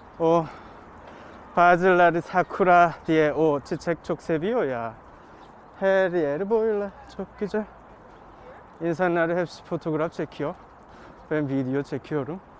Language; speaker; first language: Turkish; non-native, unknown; Korean